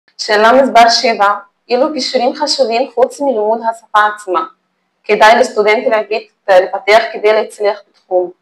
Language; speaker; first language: Hebrew; non-native, fluent; Arabic